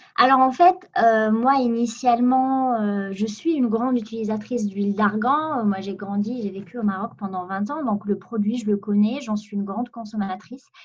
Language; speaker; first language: French; non-native, local second language; Arabic